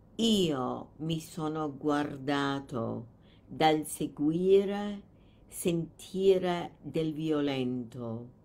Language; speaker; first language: Italian; non-native, fluent; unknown